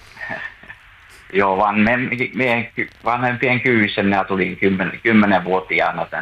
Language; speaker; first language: Finnish; native; Finnish